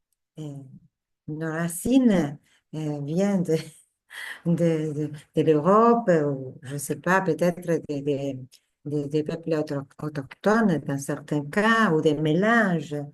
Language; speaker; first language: French; non-native, fluent; Spanish